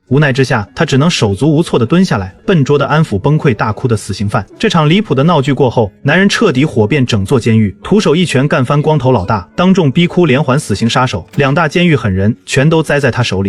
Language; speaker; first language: Chinese; native; Chinese